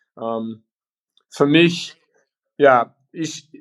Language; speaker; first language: German; non-native, learner; English